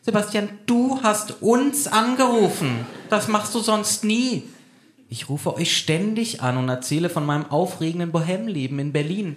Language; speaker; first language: German; native; German